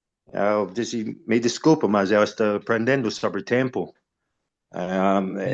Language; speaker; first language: Portuguese; non-native, fluent; English